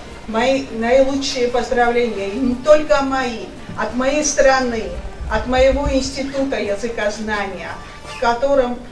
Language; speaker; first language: Russian; non-native, fluent; Georgian